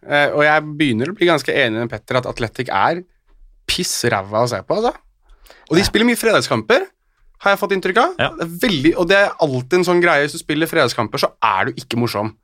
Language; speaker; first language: Norwegian; native; Norwegian